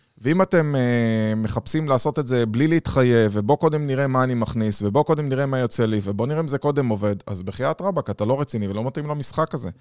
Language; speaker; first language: Hebrew; native; Hebrew